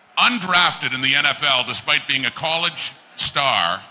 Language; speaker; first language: English; native; English